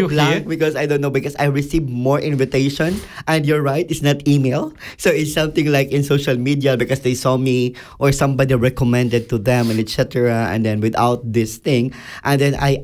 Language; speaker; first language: English; non-native, local second language; Cebuano